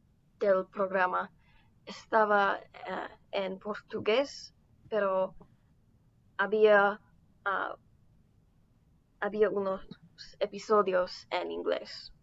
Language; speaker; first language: Spanish; non-native, learner; English